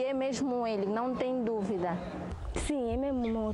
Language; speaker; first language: Portuguese; non-native, local second language; Kongo